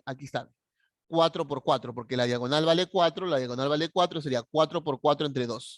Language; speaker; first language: Spanish; native; Spanish